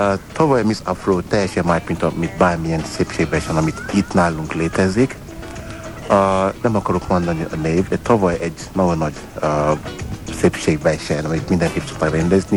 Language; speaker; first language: Hungarian; non-native, learner; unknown